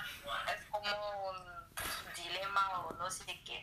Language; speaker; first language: Spanish; non-native, learner; French